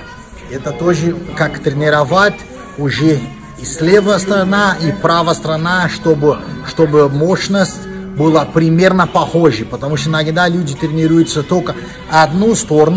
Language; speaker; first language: Russian; non-native, fluent; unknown